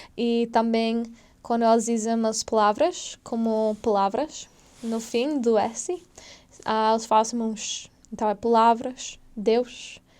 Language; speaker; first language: Portuguese; non-native, fluent; English